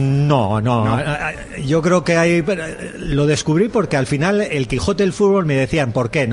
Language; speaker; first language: Spanish; native; Spanish